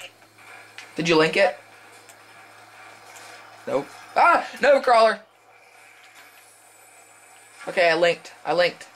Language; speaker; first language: English; native; English